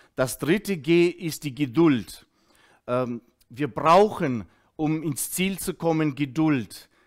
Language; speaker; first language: German; early bilingual, heritage; Russian